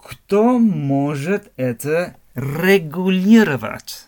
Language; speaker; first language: Russian; non-native, fluent; German